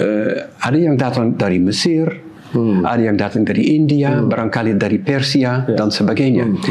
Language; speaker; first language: Indonesian; non-native, fluent; Dutch